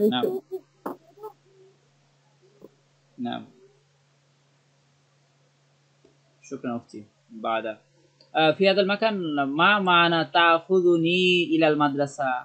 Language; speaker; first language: Arabic; non-native, learner; Bangla